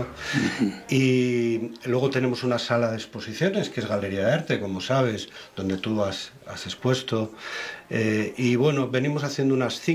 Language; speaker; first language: Spanish; native; Spanish